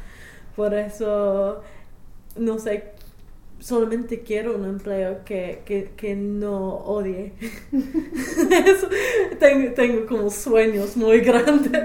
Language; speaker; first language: Spanish; non-native, fluent; English